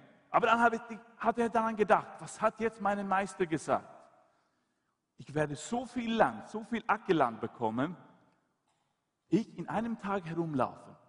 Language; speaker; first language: German; non-native, fluent; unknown